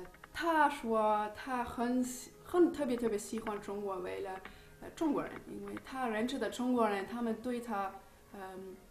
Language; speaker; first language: Chinese; non-native, learner; German